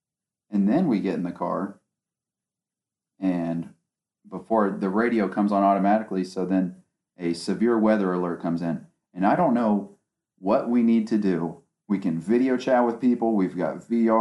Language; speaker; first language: English; native; English